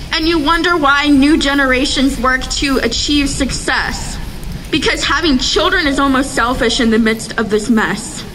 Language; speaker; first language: English; native; English